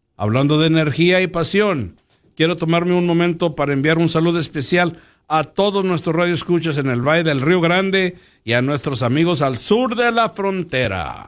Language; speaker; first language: Spanish; early bilingual, heritage; Spanish